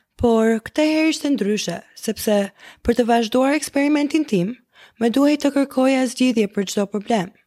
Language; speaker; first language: Albanian; early bilingual, heritage; Albanian